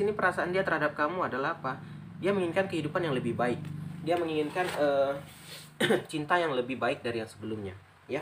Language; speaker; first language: Indonesian; native; Indonesian